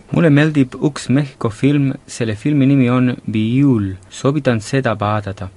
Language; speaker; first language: Estonian; non-native, fluent; Catalan